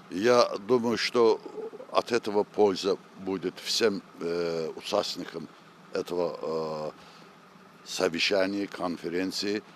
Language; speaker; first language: Russian; non-native, local second language; Azerbaijani